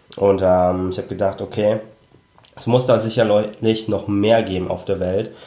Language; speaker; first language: German; early bilingual, other home language; Cantonese